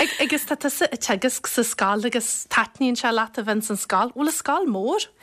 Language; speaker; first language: Irish; native; Irish